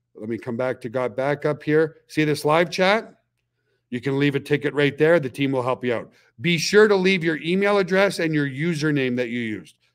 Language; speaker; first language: English; native; English